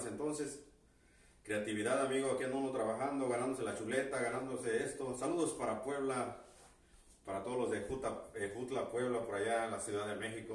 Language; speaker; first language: Spanish; native; Spanish